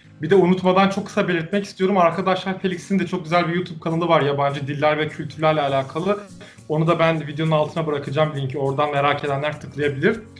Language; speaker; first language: Turkish; native; Turkish